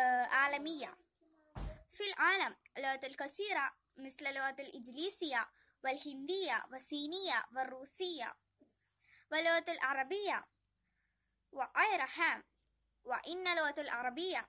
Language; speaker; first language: Arabic; non-native, learner; Malayalam